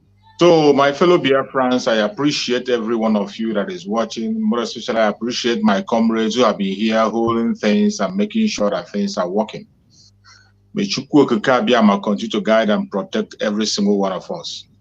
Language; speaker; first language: English; non-native, local second language; Igbo